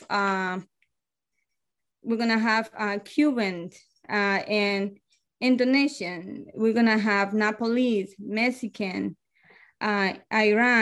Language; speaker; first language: English; non-native, learner; Spanish